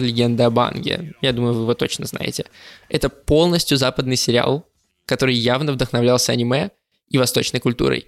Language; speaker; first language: Russian; native; Russian